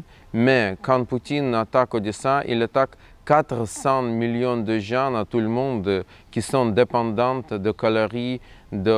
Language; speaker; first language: French; non-native, fluent; Russian